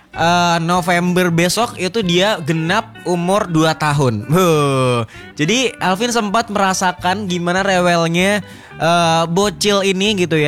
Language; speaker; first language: Indonesian; native; Indonesian